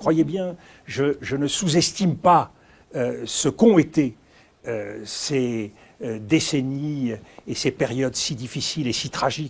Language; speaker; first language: French; native; French